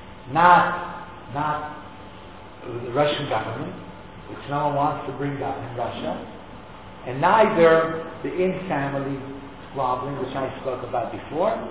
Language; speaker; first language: English; native; English